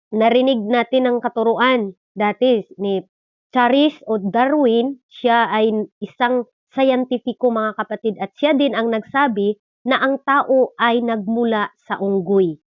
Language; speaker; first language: Filipino; non-native, local second language; Cebuano